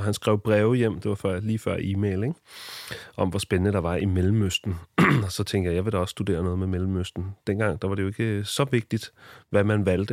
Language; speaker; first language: Danish; native; Danish